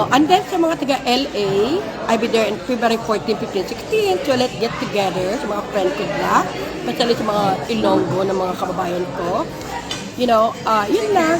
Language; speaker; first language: Filipino; non-native, local second language; Hiligaynon